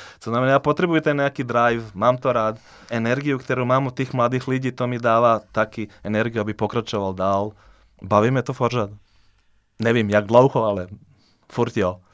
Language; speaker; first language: Czech; non-native, fluent; Serbian